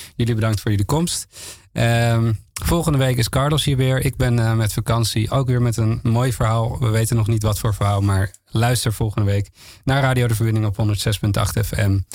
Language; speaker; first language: Dutch; native; Dutch